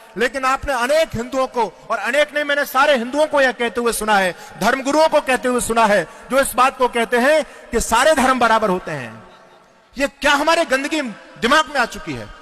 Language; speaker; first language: Hindi; non-native, local second language; Marathi